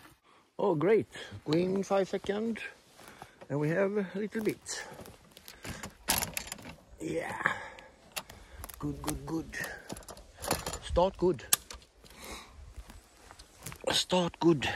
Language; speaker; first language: English; non-native, learner; Swedish